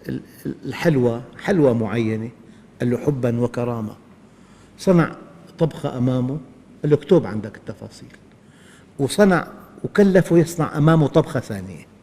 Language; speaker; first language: Arabic; native; Arabic